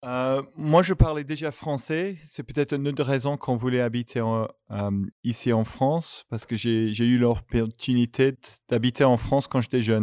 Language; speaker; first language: French; non-native, fluent; English